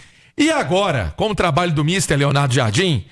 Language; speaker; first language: Portuguese; native; Portuguese